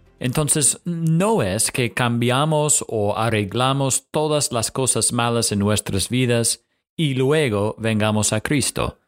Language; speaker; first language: Spanish; non-native, fluent; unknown